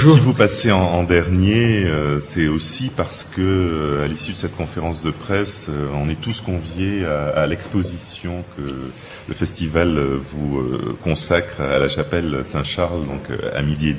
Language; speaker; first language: French; native; French